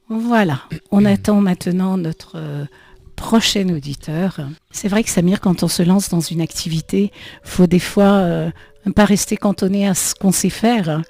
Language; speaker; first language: French; native; French